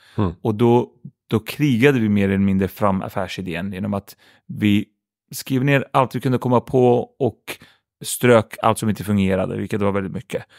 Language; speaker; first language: Swedish; early bilingual, other home language; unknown